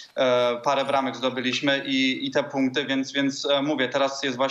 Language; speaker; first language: Polish; early bilingual, heritage; Polish